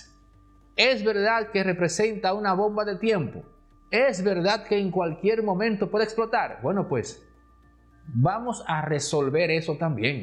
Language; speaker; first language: Spanish; native; Spanish